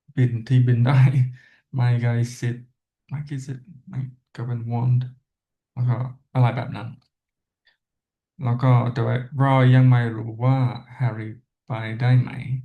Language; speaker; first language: Thai; non-native, learner; English